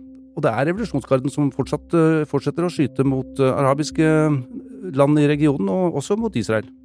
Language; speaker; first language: Norwegian; native; Norwegian